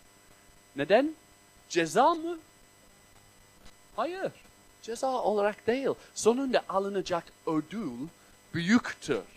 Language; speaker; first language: Turkish; non-native, fluent; English